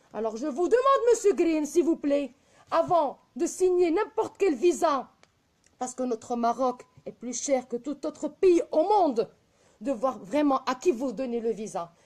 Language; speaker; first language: French; non-native, local second language; Arabic